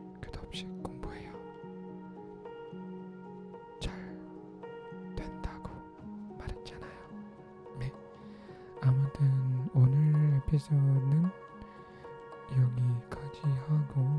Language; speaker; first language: Korean; non-native, learner; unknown